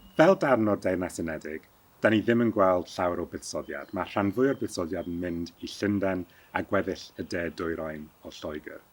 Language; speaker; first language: Welsh; early bilingual, heritage; Welsh